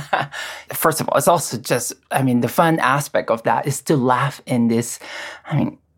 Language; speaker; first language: English; non-native, local second language; Filipino